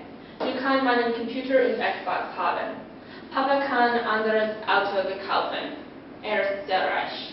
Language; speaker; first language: German; non-native, learner; English